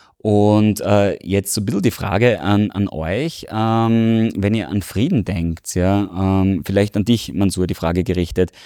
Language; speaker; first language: German; native; German